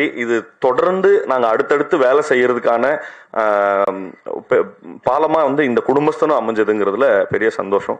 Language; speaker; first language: Tamil; native; Tamil